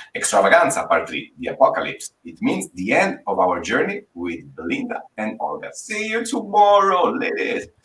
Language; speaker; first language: English; non-native, fluent; Italian